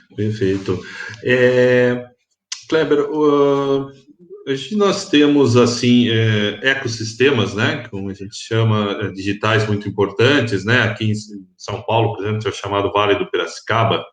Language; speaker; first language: Portuguese; native; Portuguese